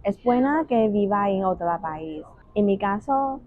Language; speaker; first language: Spanish; non-native, learner; Chinese